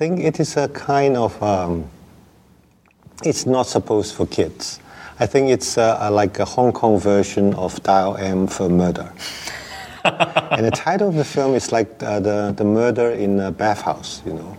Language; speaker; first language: English; non-native, local second language; Wu Chinese